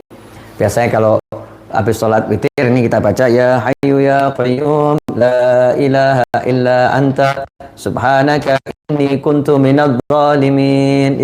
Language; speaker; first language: Indonesian; native; Indonesian